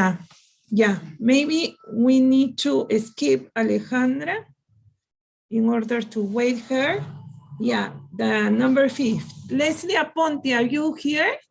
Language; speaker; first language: English; non-native, learner; Spanish